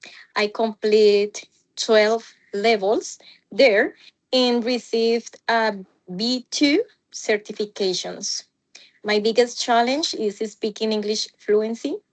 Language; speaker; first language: English; non-native, learner; Spanish